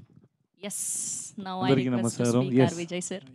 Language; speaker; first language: Telugu; native; Telugu